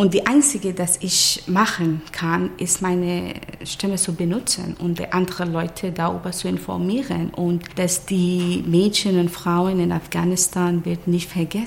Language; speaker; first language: German; non-native, learner; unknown